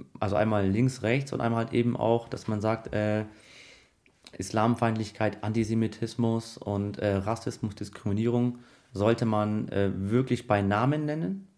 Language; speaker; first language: German; early bilingual, other home language; Arabic